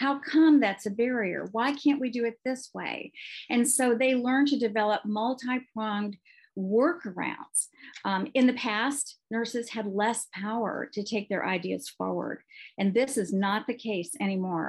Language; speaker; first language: English; native; English